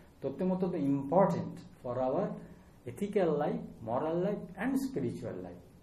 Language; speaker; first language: English; non-native, local second language; Bangla